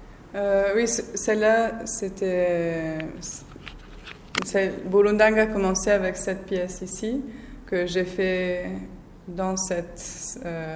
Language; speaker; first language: French; non-native, fluent; Spanish